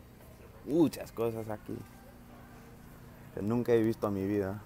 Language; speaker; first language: Spanish; non-native, learner; English